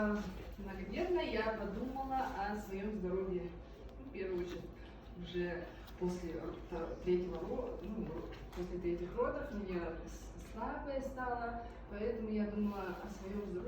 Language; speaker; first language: Russian; non-native, local second language; Yakut